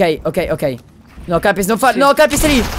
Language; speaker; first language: Italian; native; Italian